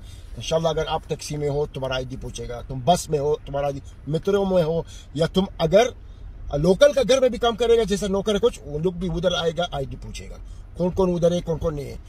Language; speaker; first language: Hindi; non-native, fluent; Bangla